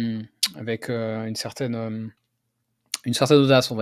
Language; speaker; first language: French; native; French